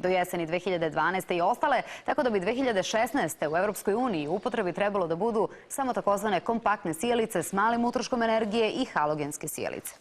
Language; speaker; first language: Serbian; native; Serbian